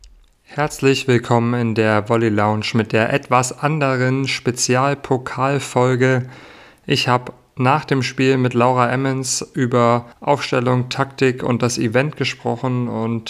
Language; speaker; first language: German; native; German